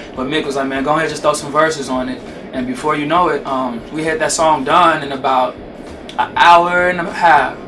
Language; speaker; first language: English; native; English